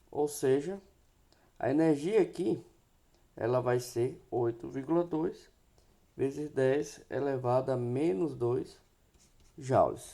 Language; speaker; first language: Portuguese; native; Portuguese